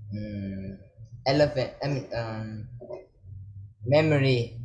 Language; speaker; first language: English; non-native, learner; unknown